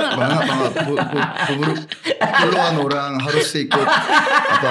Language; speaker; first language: Indonesian; non-native, fluent; Korean